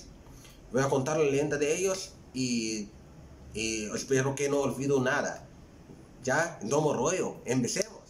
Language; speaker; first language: Spanish; non-native, fluent; Arabic